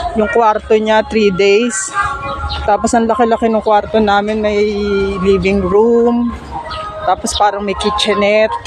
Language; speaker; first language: Filipino; native; Filipino